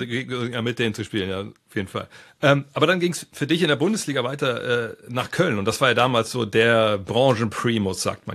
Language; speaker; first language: German; native; German